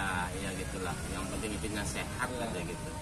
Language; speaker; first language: Indonesian; native; Indonesian